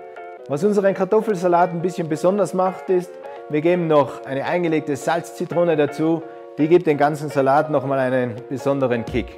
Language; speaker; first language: German; native; German